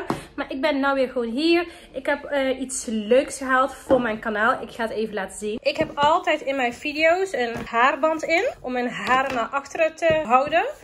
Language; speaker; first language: Dutch; early bilingual, other home language; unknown